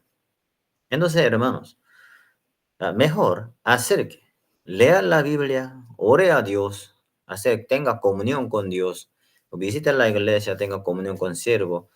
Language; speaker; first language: Spanish; non-native, learner; Korean